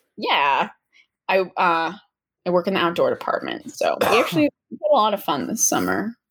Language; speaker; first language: English; native; English